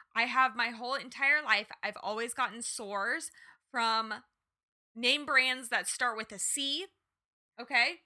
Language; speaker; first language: English; native; English